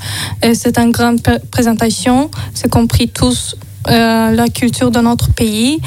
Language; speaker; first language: French; non-native, learner; Azerbaijani